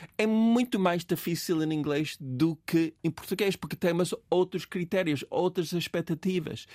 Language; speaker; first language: Portuguese; non-native, fluent; English